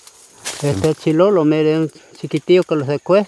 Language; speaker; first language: Spanish; native; Spanish